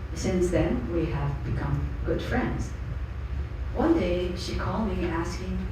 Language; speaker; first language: English; non-native, fluent; Japanese